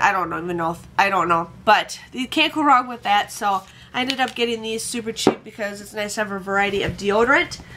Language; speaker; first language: English; native; English